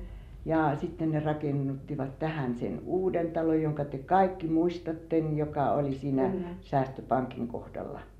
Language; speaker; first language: Finnish; native; Finnish